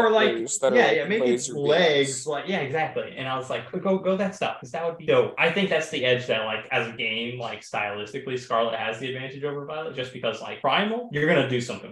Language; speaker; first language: English; native; English